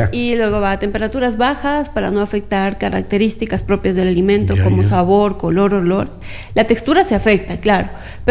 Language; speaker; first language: Spanish; native; Spanish